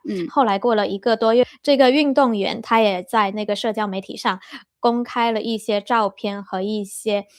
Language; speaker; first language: Chinese; native; Chinese